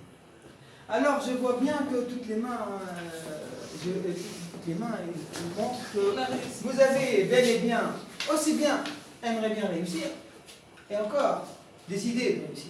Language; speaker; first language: French; non-native, local second language; Arabic